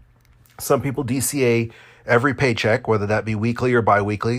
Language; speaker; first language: English; native; English